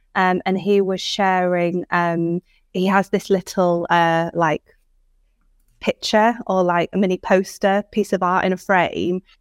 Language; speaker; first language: English; native; English